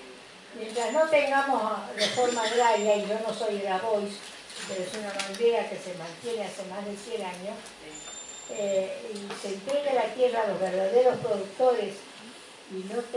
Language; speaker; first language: Spanish; native; Spanish